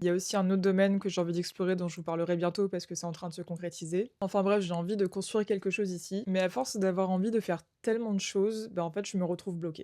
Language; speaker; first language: French; native; French